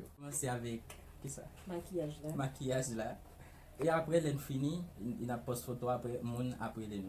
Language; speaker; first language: French; non-native, learner; Haitian Creole